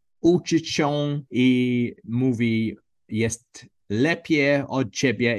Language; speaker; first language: Polish; non-native, learner; English